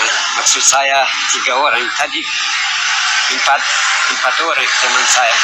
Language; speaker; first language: Indonesian; non-native, learner; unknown